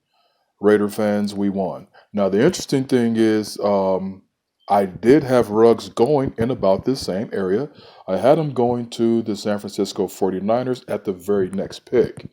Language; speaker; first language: English; native; English